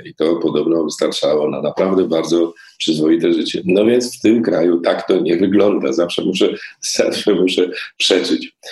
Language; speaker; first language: Polish; native; Polish